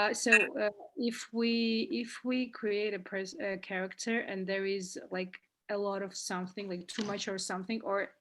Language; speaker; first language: English; non-native, fluent; Georgian